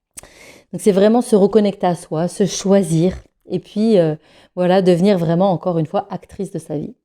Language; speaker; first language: French; native; French